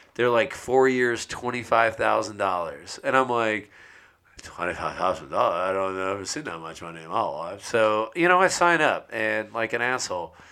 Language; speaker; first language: English; native; English